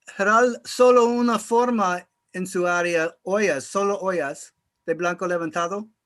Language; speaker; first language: Spanish; non-native, fluent; English